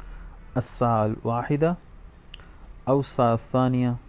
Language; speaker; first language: Arabic; non-native, fluent; Urdu